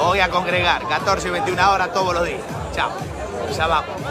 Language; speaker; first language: Spanish; native; Spanish